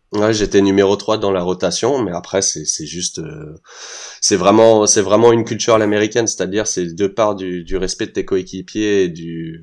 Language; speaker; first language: French; early bilingual, heritage; French